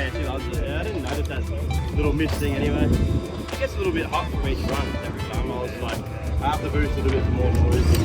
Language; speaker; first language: English; native; English